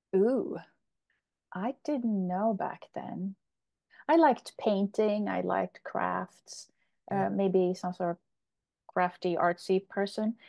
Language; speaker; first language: English; non-native, fluent; Polish